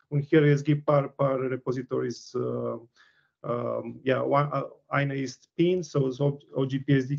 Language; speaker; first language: German; non-native, learner; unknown